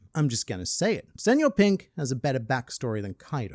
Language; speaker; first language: English; native; English